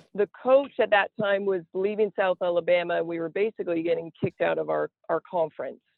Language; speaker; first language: English; native; English